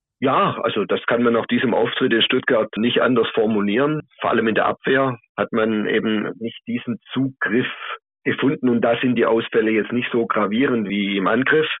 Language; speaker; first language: German; native; German